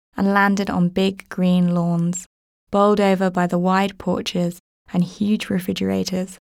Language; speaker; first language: English; native; English